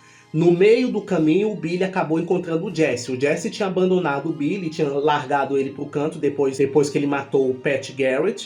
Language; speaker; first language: Portuguese; native; Portuguese